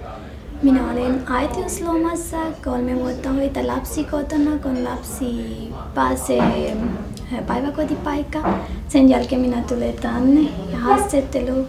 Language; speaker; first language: Finnish; non-native, learner; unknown